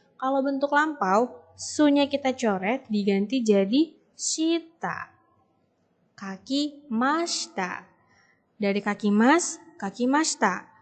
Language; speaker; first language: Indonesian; native; Indonesian